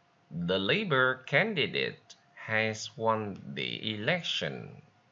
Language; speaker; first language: English; non-native, fluent; Vietnamese